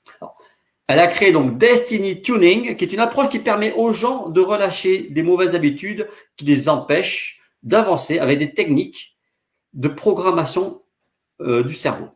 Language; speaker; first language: French; native; French